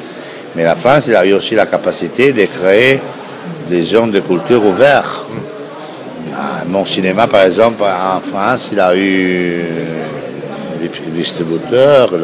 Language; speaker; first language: French; non-native, fluent; Italian